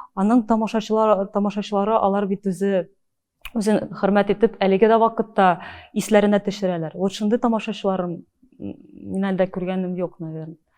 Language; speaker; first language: Tatar; early bilingual, heritage; Tatar